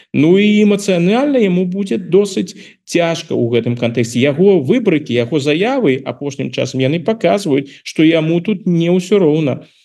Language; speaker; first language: Belarusian; native; Belarusian